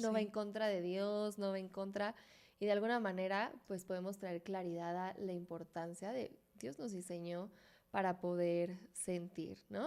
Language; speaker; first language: Spanish; native; Spanish